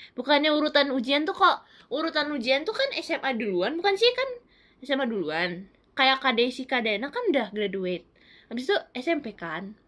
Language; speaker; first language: Indonesian; native; Indonesian